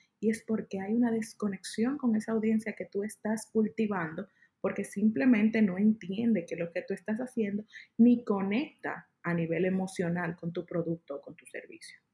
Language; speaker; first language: Spanish; native; Spanish